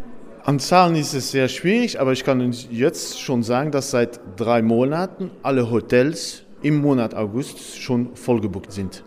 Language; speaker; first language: German; non-native, fluent; Dutch